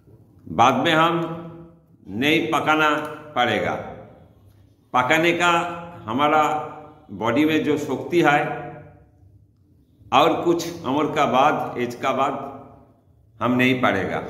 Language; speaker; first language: Hindi; non-native, local second language; Bangla